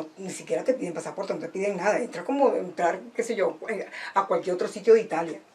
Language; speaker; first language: Spanish; native; Spanish